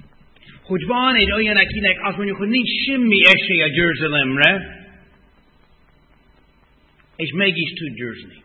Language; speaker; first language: Hungarian; non-native, fluent; English